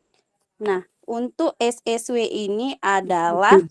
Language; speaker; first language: Indonesian; native; Indonesian